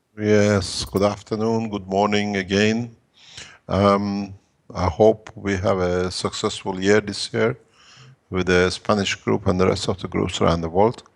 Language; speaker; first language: English; non-native, fluent; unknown